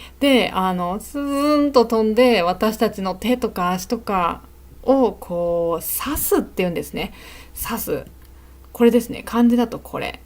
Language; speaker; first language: Japanese; native; Japanese